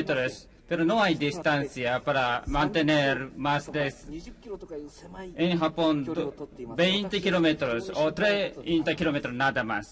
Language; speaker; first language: Spanish; non-native, learner; Japanese